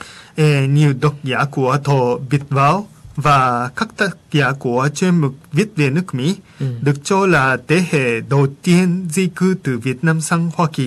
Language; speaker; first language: Vietnamese; non-native, fluent; Japanese